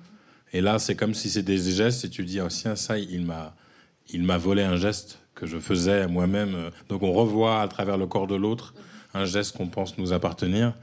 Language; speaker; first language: French; native; French